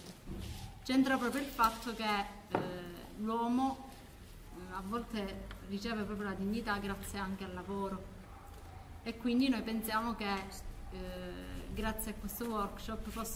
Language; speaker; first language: Italian; native; Italian